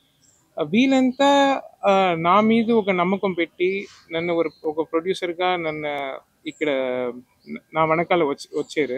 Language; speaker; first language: Telugu; non-native, local second language; Tamil